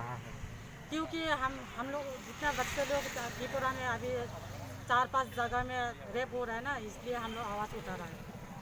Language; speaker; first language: Hindi; non-native, local second language; Kok Borok